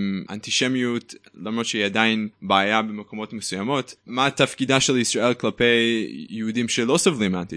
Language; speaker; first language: Hebrew; non-native, fluent; English